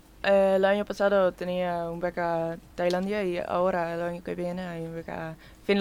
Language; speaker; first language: Spanish; non-native, learner; Dutch